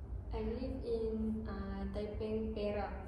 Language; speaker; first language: English; non-native, learner; Malay